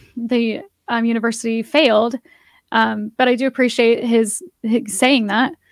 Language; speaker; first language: English; native; English